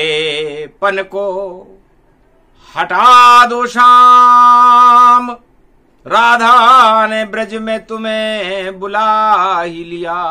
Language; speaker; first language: Hindi; native; Hindi